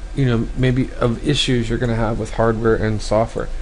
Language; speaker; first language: English; native; English